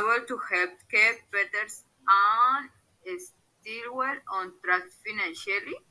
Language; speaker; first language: English; non-native, learner; Spanish